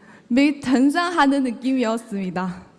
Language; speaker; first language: Korean; non-native, learner; Chinese